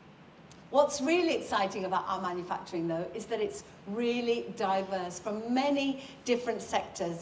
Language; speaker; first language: English; native; English